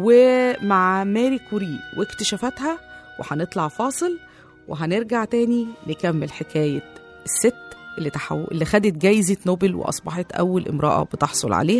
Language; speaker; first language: Arabic; native; Arabic